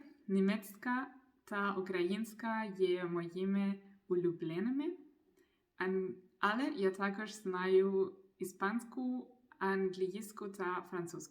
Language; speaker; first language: Ukrainian; non-native, learner; Spanish